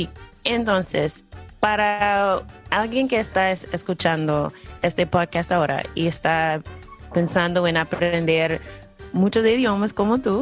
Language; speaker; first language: Spanish; non-native, fluent; English